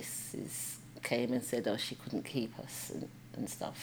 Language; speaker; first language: English; native; English